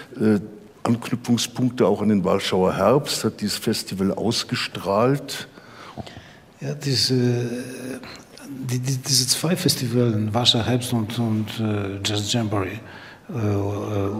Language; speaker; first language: German; non-native, learner; Polish